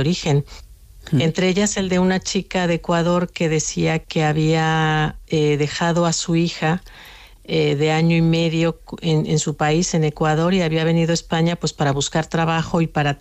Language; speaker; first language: Spanish; native; Spanish